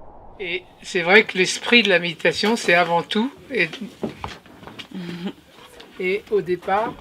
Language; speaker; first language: French; native; French